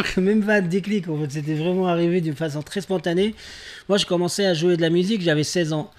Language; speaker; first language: French; non-native, local second language; Arabic